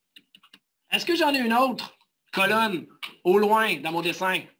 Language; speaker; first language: French; native; French